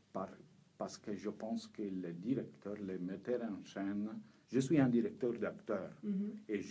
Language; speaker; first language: French; non-native, learner; Italian